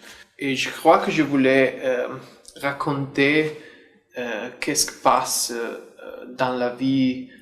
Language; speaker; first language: French; non-native, fluent; Italian